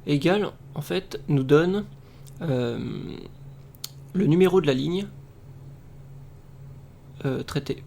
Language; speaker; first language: French; native; French